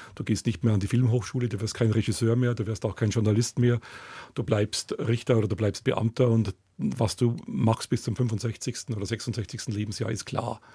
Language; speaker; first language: German; native; German